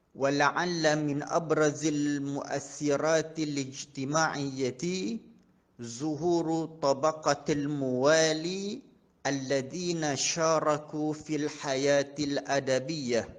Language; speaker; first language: Arabic; non-native, fluent; Malay